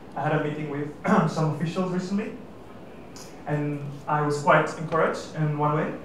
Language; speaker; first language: English; non-native, fluent; Catalan